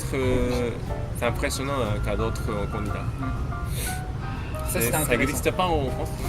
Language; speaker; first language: French; non-native, learner; Japanese